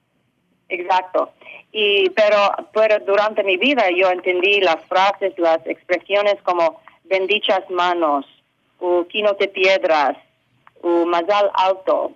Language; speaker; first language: Spanish; early bilingual, heritage; English